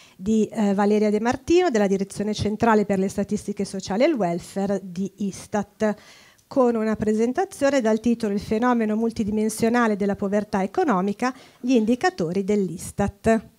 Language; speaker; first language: Italian; native; Italian